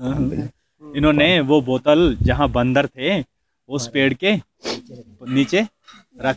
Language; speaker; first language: Hindi; native; Hindi